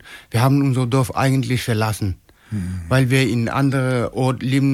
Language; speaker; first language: German; non-native, learner; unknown